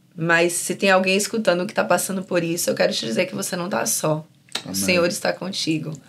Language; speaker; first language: Portuguese; native; Portuguese